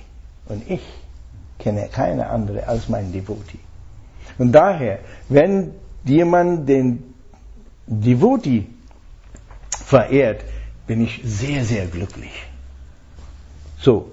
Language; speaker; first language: German; non-native, fluent; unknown